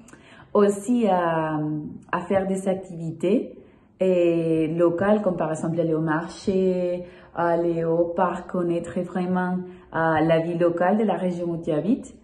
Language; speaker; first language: French; non-native, fluent; Spanish